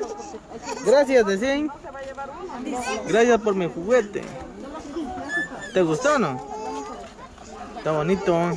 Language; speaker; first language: Spanish; native; Spanish